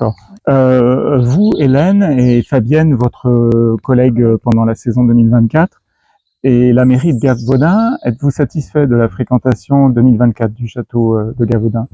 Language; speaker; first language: French; native; French